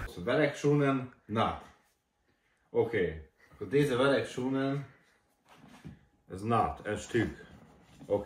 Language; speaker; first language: Dutch; non-native, learner; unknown